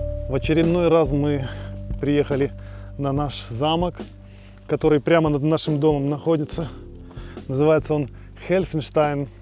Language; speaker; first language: Russian; native; Russian